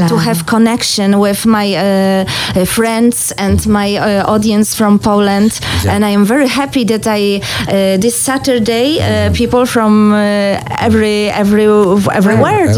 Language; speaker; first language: English; non-native, learner; Polish